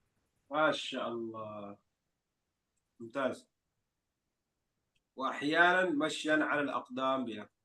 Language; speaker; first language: Arabic; non-native, fluent; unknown